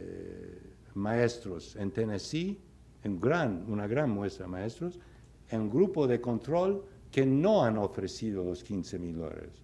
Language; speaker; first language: Spanish; non-native, fluent; English